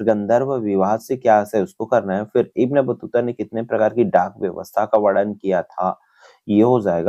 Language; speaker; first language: Hindi; native; Hindi